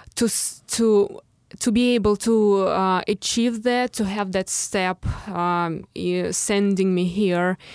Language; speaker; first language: English; non-native, fluent; Russian